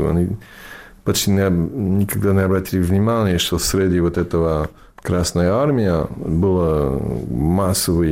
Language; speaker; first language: Russian; non-native, fluent; English